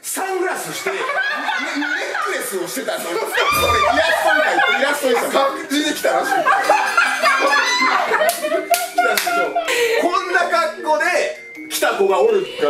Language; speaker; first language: Japanese; early bilingual, other home language; French